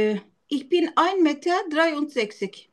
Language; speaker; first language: German; non-native, learner; Turkish